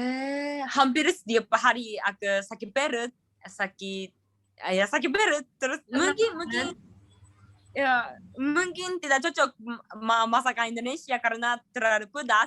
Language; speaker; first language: Indonesian; non-native, learner; Japanese